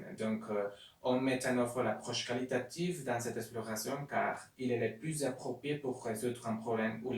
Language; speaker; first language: French; non-native, learner; Spanish